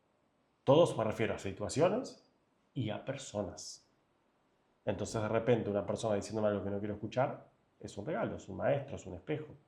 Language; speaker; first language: Spanish; native; Spanish